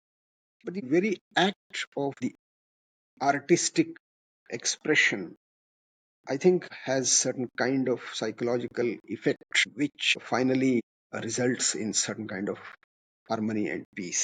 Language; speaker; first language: English; non-native, local second language; Kannada